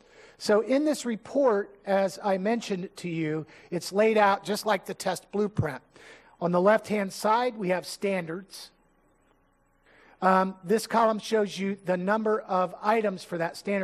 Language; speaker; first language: English; native; English